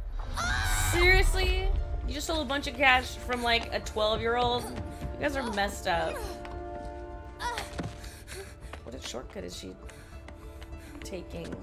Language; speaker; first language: English; native; English